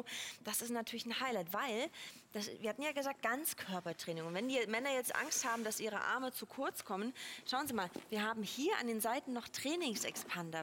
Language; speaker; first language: German; native; German